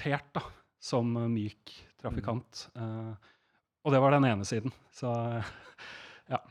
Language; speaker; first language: Norwegian; native; Norwegian